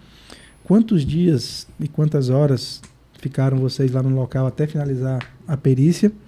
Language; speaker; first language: Portuguese; native; Portuguese